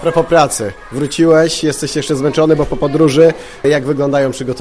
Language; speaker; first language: Polish; native; Polish